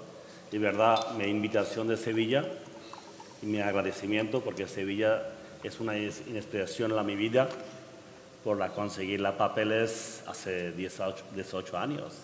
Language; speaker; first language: Spanish; non-native, learner; Bangla